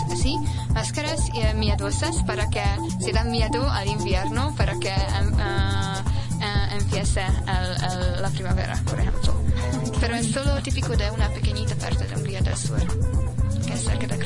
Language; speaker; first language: Spanish; non-native, learner; Hungarian